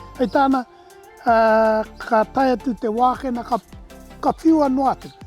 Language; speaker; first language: Māori; native; Māori